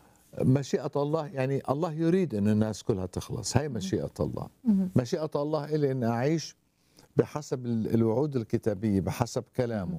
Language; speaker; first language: Arabic; native; Arabic